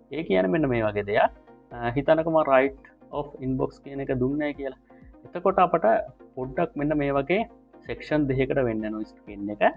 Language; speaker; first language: Sinhala; native; Sinhala